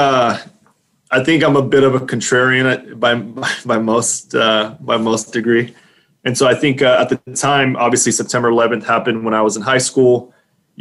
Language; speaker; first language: English; native; English